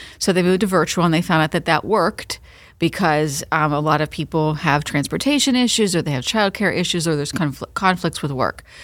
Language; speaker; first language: English; native; English